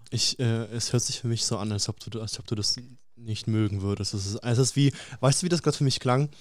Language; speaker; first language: German; early bilingual, other home language; Russian